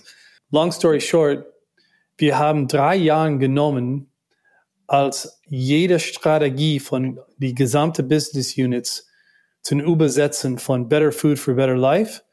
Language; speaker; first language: German; non-native, learner; English